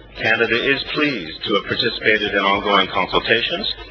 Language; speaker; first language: English; native; English